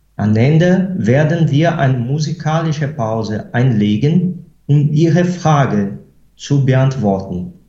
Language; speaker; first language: German; non-native, fluent; Portuguese